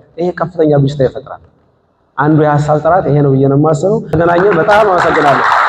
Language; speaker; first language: Amharic; native; Amharic